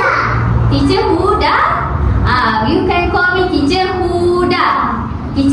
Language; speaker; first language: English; non-native, local second language; Malay